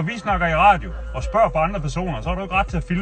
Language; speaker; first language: Danish; native; Danish